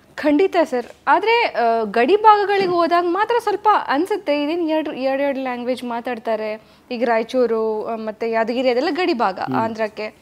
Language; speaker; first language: Kannada; native; Kannada